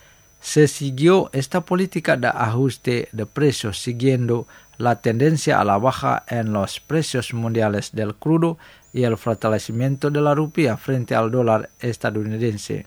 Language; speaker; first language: Spanish; non-native, fluent; Indonesian